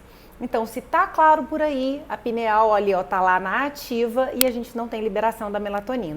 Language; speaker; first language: Portuguese; native; Portuguese